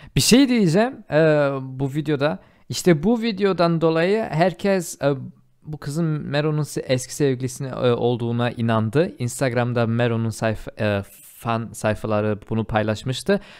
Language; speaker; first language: Turkish; early bilingual, heritage; Turkish